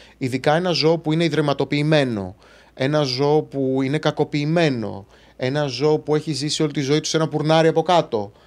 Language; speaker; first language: Greek; native; Greek